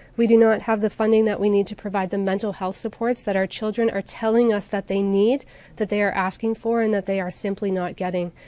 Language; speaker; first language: English; native; English